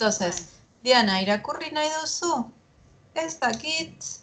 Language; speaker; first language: Basque; non-native, fluent; Spanish